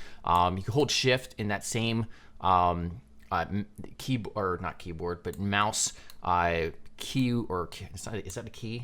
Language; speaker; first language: English; native; English